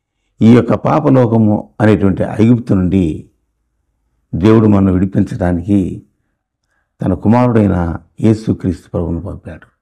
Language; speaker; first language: Telugu; native; Telugu